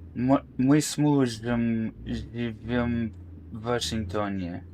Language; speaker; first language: Russian; non-native, learner; English